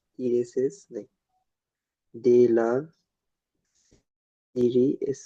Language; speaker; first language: Spanish; non-native, learner; Bangla